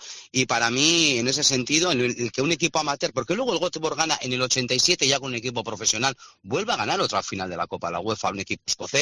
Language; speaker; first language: Spanish; native; Spanish